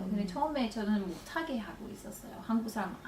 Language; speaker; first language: Korean; non-native, fluent; English